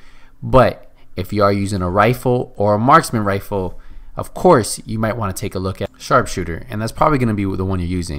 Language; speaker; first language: English; native; English